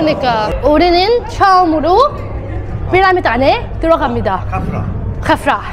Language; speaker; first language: Korean; non-native, fluent; Arabic